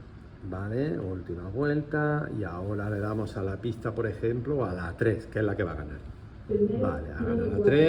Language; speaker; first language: Spanish; native; Spanish